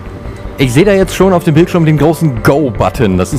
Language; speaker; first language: German; native; German